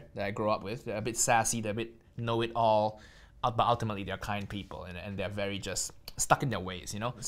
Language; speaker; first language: English; non-native, local second language; Chinese